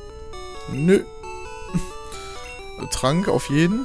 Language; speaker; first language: German; native; German